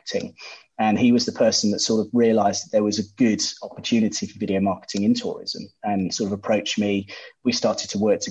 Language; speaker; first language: English; native; English